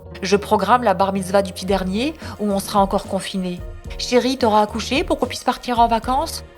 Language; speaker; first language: French; native; French